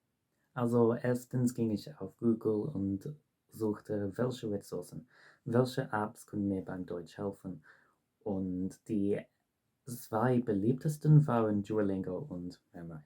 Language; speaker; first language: German; non-native, fluent; English